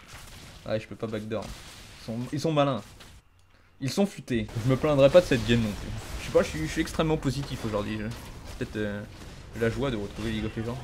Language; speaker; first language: French; native; French